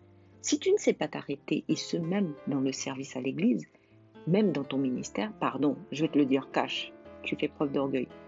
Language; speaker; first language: French; native; French